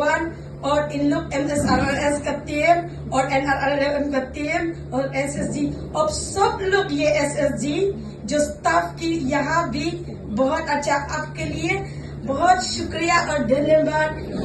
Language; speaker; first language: Hindi; non-native, local second language; Khasi